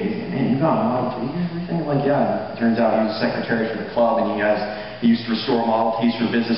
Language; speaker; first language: English; native; English